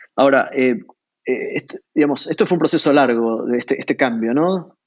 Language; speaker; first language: Spanish; native; Spanish